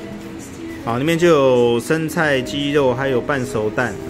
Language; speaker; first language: Chinese; native; Chinese